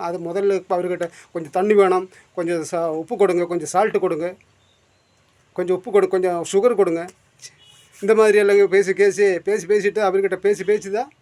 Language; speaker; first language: Tamil; non-native, local second language; Malayalam